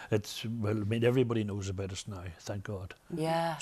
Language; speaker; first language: English; native; English